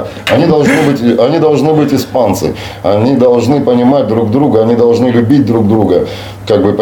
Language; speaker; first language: Russian; native; Russian